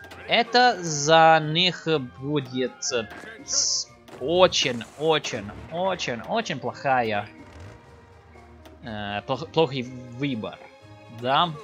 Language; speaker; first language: Russian; non-native, learner; English